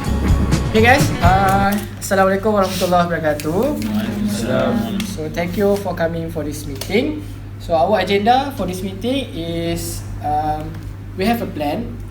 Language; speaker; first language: English; non-native, learner; Malay